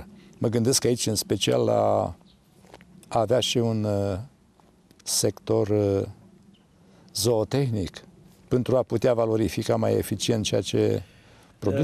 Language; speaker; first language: Romanian; native; Romanian